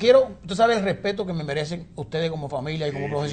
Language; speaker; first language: Spanish; native; Spanish